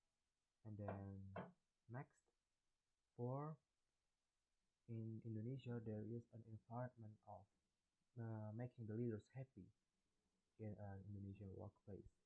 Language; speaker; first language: English; non-native, learner; Indonesian